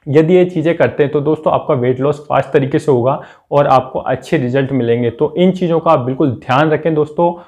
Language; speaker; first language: Hindi; native; Hindi